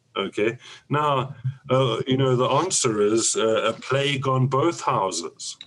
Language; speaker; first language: English; native; English